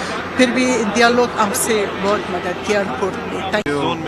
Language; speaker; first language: Hindi; non-native, learner; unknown